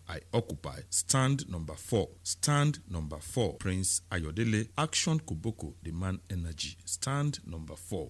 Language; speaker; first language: Nigerian Pidgin; non-native, local second language; Yoruba